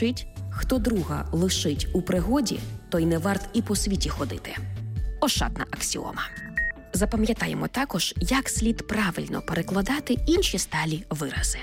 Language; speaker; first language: Ukrainian; native; Ukrainian